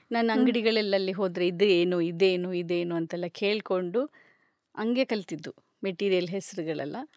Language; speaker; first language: Kannada; non-native, local second language; Malayalam